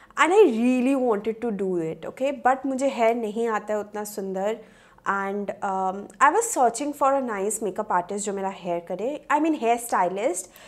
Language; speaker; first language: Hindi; non-native, local second language; Bangla